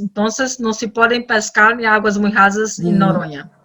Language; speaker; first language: Spanish; non-native, learner; Portuguese